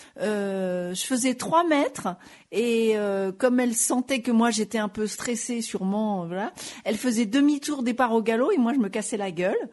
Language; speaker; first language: French; native; French